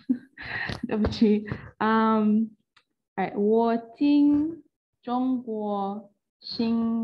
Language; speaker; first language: Chinese; non-native, learner; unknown